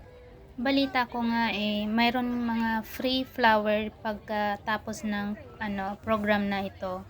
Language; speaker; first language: Filipino; native; Filipino